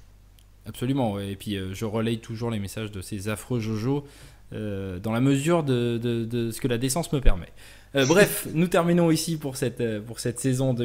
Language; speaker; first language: French; native; French